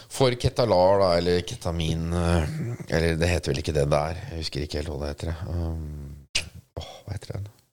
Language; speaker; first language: Norwegian; native; Norwegian